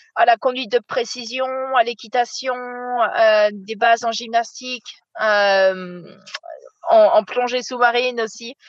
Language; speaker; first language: French; native; French